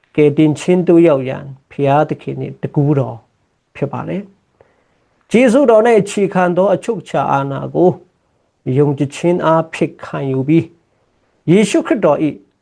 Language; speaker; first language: Burmese; non-native, local second language; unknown